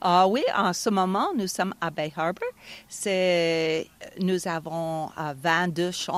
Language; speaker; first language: French; non-native, fluent; English